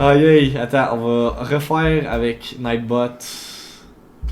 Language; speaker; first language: French; native; French